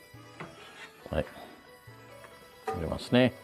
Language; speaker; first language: Japanese; non-native, fluent; Sinhala